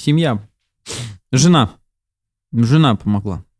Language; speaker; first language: Russian; native; Russian